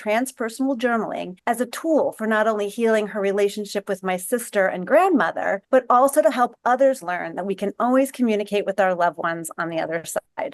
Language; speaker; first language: English; native; English